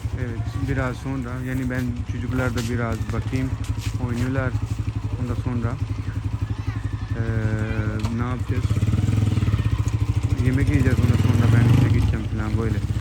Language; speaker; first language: Turkish; non-native, learner; Urdu